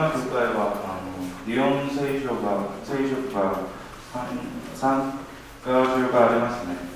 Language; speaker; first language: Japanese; non-native, learner; Korean